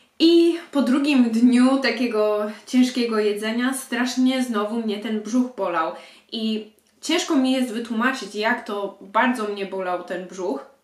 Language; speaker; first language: Polish; early bilingual, heritage; Polish